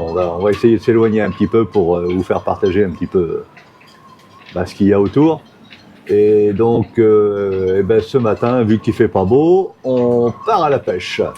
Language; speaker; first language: French; native; French